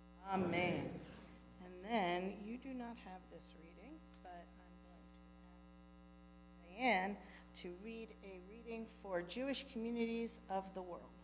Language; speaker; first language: English; native; English